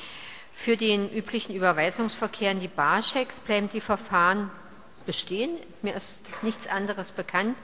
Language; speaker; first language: German; native; German